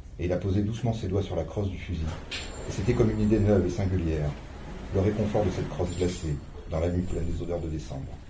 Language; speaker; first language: French; native; French